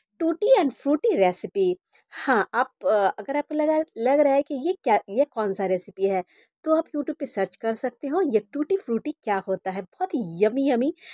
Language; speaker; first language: Hindi; non-native, local second language; Bangla